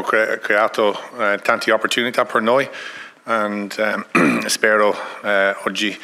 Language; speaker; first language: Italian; non-native, learner; English